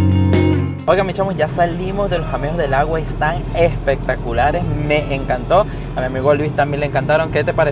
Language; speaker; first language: Spanish; native; Spanish